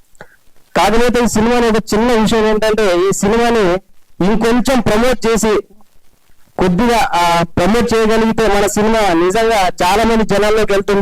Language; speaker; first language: Telugu; native; Telugu